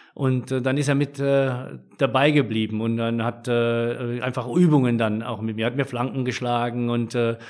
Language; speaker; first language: German; native; German